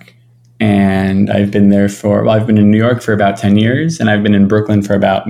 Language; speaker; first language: English; native; English